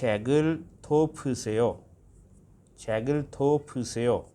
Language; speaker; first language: Korean; non-native, fluent; Urdu